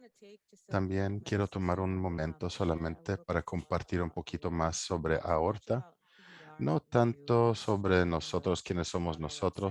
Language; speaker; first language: Spanish; non-native, fluent; English